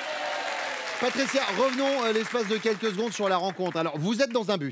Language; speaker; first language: French; native; French